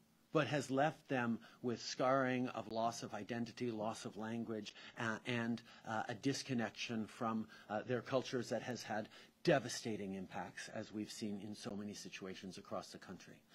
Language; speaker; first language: English; early bilingual, other home language; French